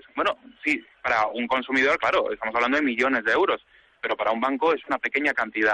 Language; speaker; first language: Spanish; native; Spanish